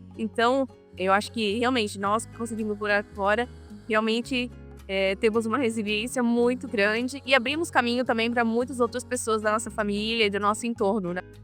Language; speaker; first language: Portuguese; native; Portuguese